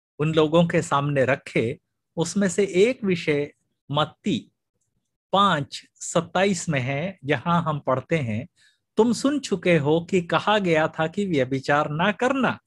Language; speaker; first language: Hindi; non-native, local second language; Malayalam